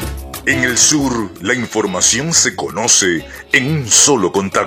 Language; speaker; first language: Spanish; native; Spanish